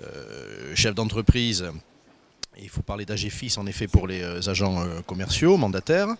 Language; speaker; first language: French; native; French